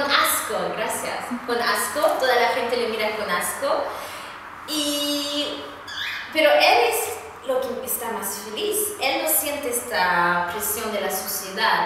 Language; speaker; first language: Spanish; non-native, fluent; Swedish